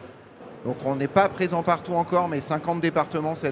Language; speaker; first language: French; native; French